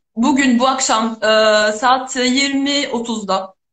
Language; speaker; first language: Turkish; non-native, fluent; Indonesian